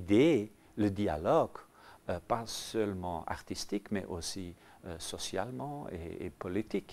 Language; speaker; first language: French; non-native, local second language; Dutch